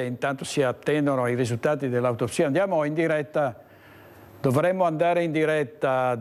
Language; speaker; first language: Italian; native; Italian